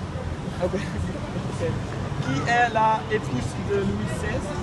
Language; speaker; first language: French; non-native, learner; Dutch